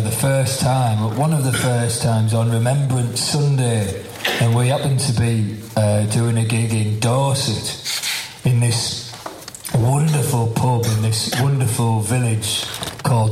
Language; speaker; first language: English; native; English